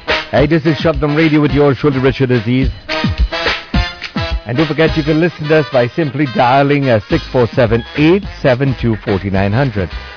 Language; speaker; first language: English; native; English